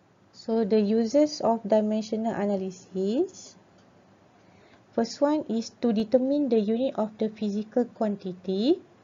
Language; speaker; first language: English; non-native, local second language; Malay